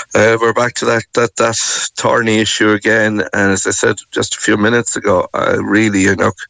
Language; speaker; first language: English; native; English